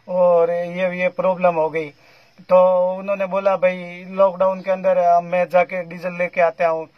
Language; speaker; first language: Hindi; native; Hindi